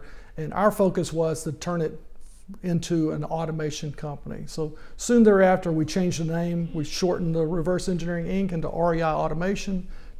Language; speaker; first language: English; native; English